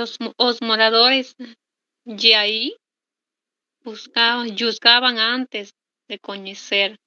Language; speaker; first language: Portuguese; non-native, learner; Spanish